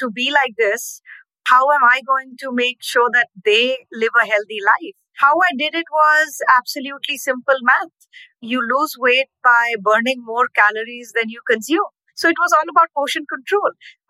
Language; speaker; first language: English; non-native, local second language; Hindi